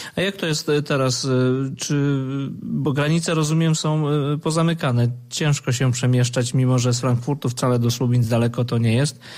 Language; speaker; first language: Polish; native; Polish